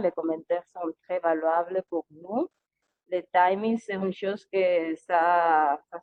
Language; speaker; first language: French; non-native, fluent; Spanish